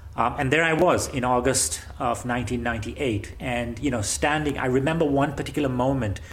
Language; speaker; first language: English; non-native, local second language; Gujarati